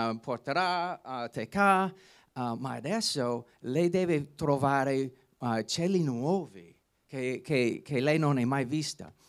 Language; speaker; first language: Italian; non-native, learner; English